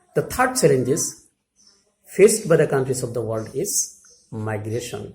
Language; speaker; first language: English; non-native, local second language; Assamese